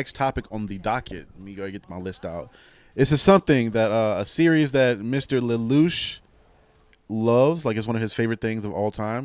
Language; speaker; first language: English; native; English